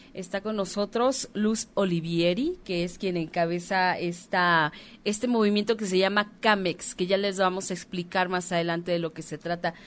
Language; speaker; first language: Spanish; native; Spanish